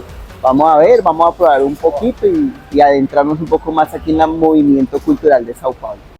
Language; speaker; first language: Spanish; native; Spanish